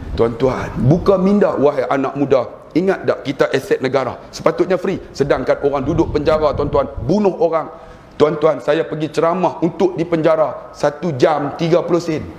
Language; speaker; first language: Malay; native; Malay